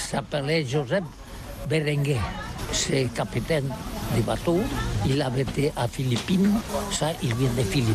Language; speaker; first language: French; non-native, learner; Catalan